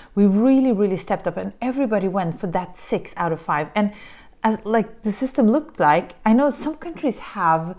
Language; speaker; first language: English; early bilingual, other home language; Polish